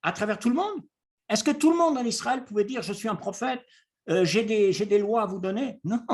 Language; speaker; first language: French; native; French